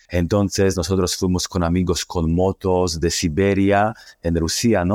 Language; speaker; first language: Spanish; non-native, fluent; Slovak